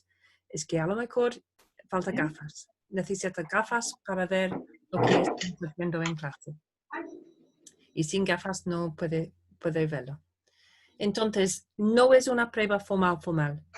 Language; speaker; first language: Spanish; non-native, fluent; English